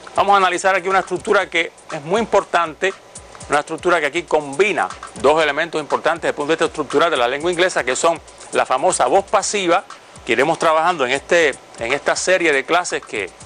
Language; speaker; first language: Spanish; native; Spanish